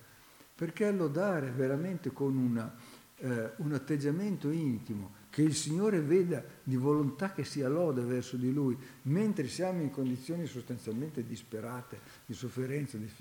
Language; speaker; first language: Italian; native; Italian